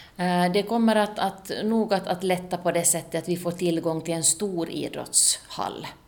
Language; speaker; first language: Swedish; native; Swedish